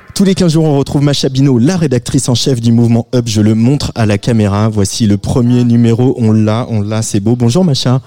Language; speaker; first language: French; native; French